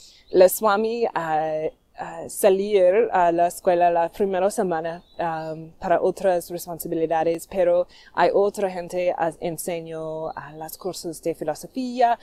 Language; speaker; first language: Spanish; non-native, learner; English